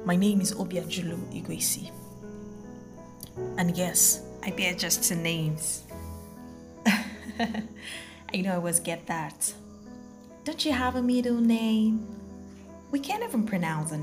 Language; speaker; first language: English; non-native, local second language; Igbo